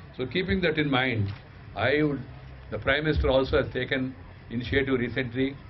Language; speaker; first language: English; non-native, local second language; Telugu